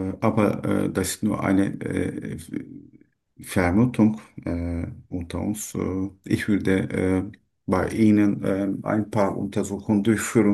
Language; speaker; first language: German; non-native, learner; Turkish